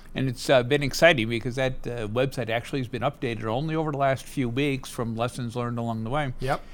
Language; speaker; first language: English; native; English